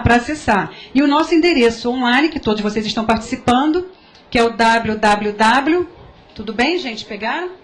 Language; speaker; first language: Portuguese; native; Portuguese